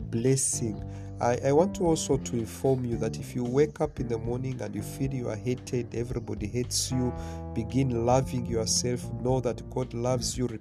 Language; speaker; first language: English; non-native, local second language; Swahili